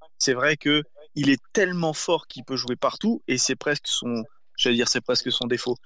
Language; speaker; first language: French; native; French